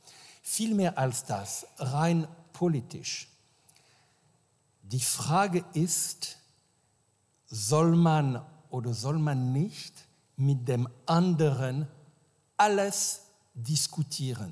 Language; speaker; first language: German; non-native, fluent; French